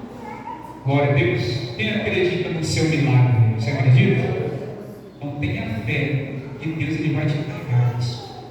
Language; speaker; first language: Portuguese; native; Portuguese